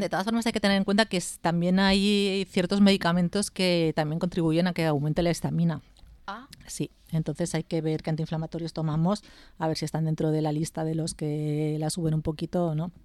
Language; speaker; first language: Spanish; native; Spanish